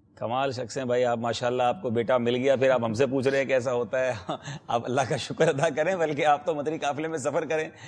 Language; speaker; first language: Urdu; native; Urdu